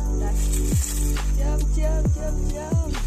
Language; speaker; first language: Vietnamese; native; Vietnamese